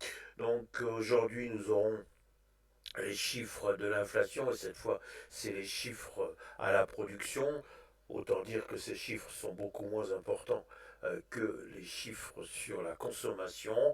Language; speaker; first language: French; native; French